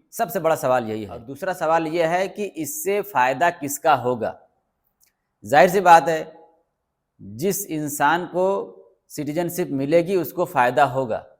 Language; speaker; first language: Hindi; native; Hindi